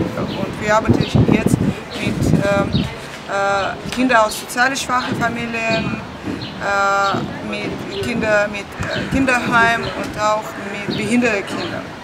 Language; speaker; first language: German; non-native, learner; Russian